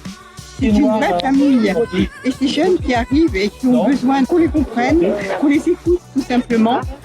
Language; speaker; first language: French; native; French